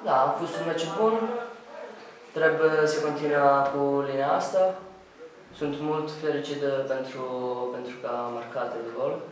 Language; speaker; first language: Romanian; non-native, learner; Italian